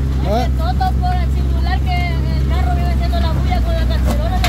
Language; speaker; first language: Spanish; native; Spanish